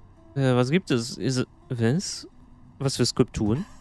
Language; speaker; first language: German; native; German